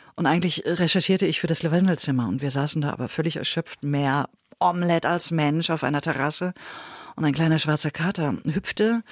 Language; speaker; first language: German; native; German